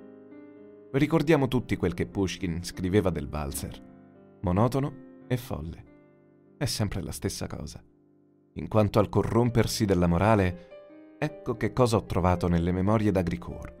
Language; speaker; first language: Italian; native; Italian